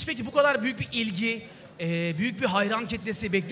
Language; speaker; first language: Turkish; native; Turkish